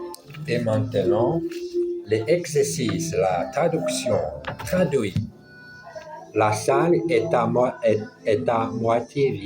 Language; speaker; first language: French; non-native, learner; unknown